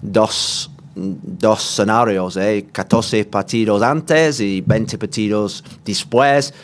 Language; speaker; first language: Spanish; non-native, learner; English